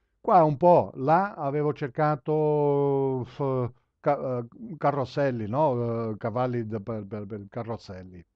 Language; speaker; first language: Italian; early bilingual, heritage; Italian